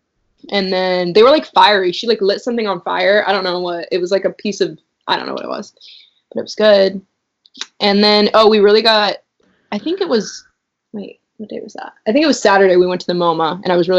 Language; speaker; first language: English; native; English